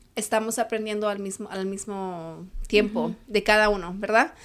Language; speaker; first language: Spanish; early bilingual, other home language; English